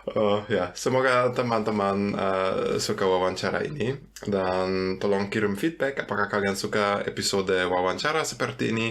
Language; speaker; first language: Indonesian; non-native, fluent; German